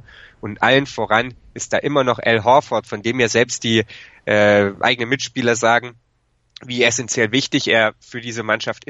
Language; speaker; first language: German; native; German